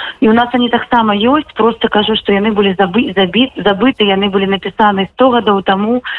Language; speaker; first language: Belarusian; non-native, local second language; Russian